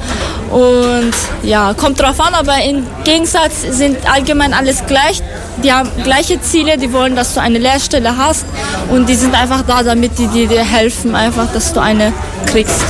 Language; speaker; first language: German; non-native, fluent; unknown